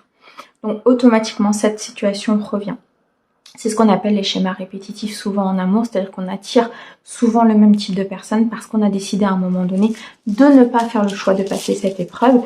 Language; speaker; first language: French; native; French